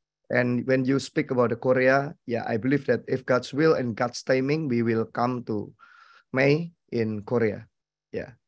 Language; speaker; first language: English; non-native, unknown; Indonesian